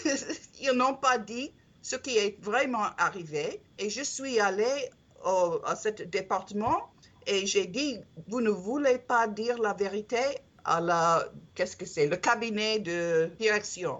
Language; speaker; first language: French; non-native, learner; English